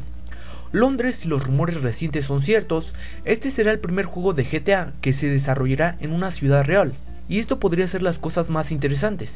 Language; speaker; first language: Spanish; native; Spanish